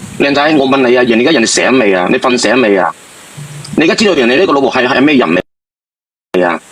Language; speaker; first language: Cantonese; native; Cantonese